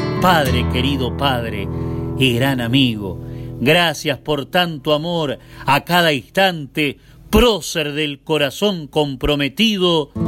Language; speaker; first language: Spanish; native; Spanish